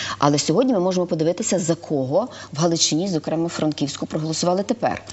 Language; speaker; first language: Ukrainian; native; Ukrainian